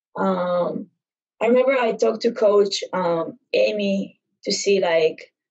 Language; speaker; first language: English; non-native, fluent; Hebrew